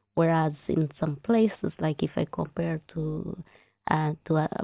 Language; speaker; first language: English; non-native, local second language; Kinyarwanda